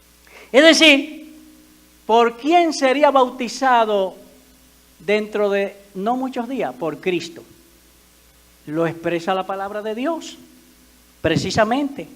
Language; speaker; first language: Spanish; native; Spanish